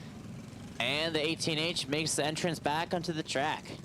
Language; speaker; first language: English; native; English